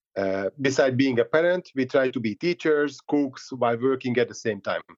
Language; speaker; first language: English; non-native, fluent; Hungarian